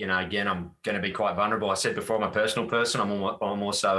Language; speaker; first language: English; native; English